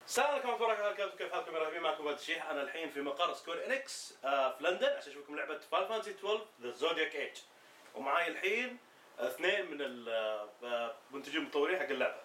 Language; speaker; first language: Arabic; native; Arabic